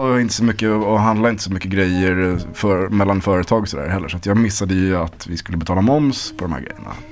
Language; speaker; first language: Swedish; native; Swedish